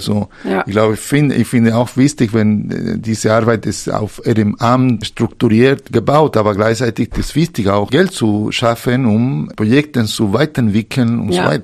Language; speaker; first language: German; non-native, fluent; Spanish